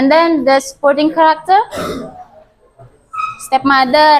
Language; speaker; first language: English; non-native, learner; Indonesian